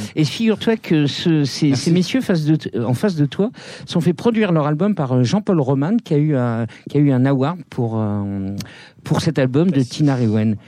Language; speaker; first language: French; native; French